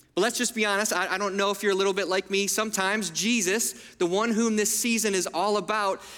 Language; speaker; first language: English; early bilingual, other home language; Italian